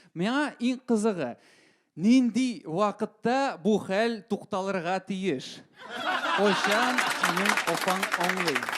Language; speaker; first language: Tatar; non-native, local second language; Russian